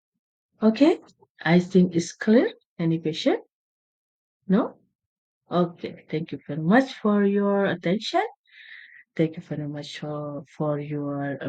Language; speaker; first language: English; non-native, learner; Indonesian